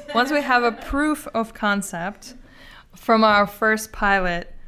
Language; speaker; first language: English; non-native, fluent; Azerbaijani